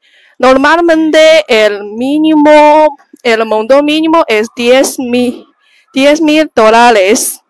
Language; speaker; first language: Spanish; non-native, learner; Chinese